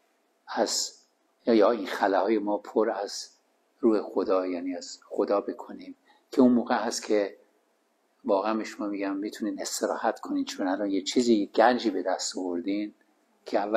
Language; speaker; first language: Persian; native; Persian